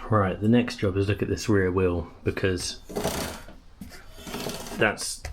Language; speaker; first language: English; native; English